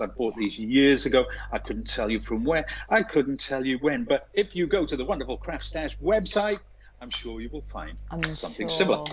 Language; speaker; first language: English; native; English